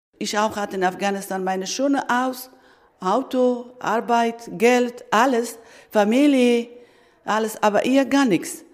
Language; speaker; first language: German; non-native, learner; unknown